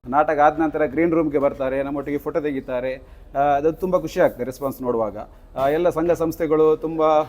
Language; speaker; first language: Kannada; native; Kannada